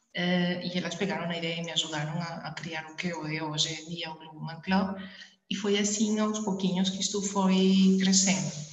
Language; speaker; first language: Portuguese; early bilingual, heritage; Spanish